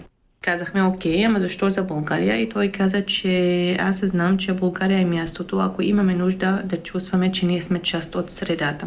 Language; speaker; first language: Bulgarian; non-native, fluent; Arabic